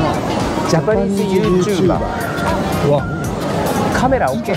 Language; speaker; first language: English; non-native, learner; Japanese